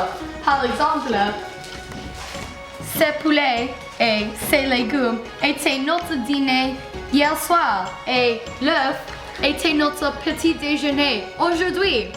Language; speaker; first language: French; non-native, learner; English